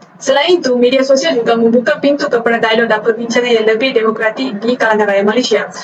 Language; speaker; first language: Malay; non-native, local second language; Tamil